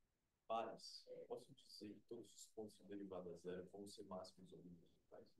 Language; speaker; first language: Portuguese; native; Portuguese